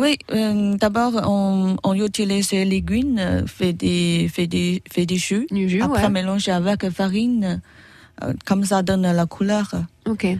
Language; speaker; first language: French; non-native, learner; Chinese